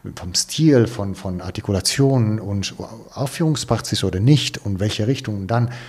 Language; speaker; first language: German; non-native, fluent; Italian